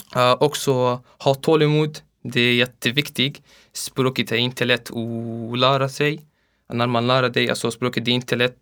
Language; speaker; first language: Swedish; non-native, learner; Arabic